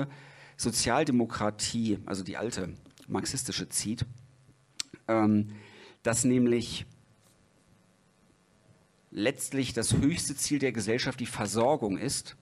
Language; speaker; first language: German; native; German